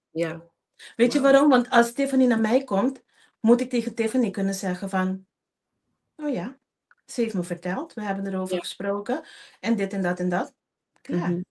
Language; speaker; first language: Dutch; non-native, local second language; Papiamento